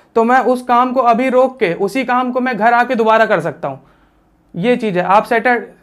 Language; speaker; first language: Hindi; native; Hindi